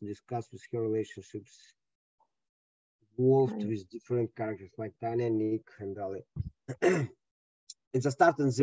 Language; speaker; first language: English; non-native, learner; Russian